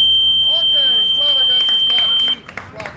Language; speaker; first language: Italian; native; Italian